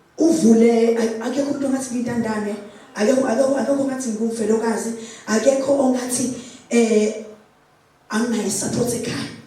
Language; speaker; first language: Zulu; native; Zulu